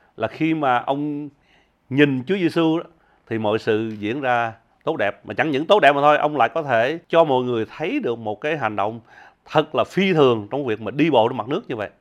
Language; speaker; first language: Vietnamese; early bilingual, heritage; Vietnamese